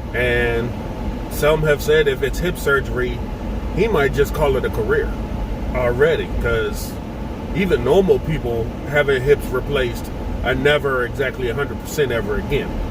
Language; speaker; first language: English; native; English